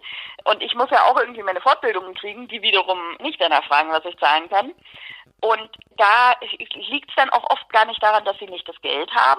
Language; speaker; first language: German; native; German